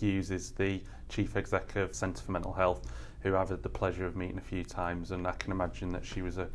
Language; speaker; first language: English; native; English